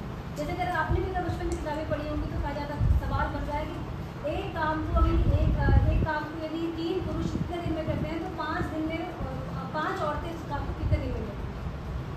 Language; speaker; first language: Hindi; native; Hindi